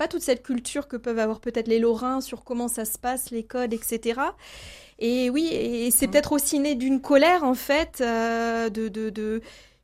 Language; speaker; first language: French; native; French